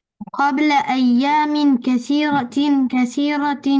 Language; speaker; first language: Arabic; non-native, learner; Bangla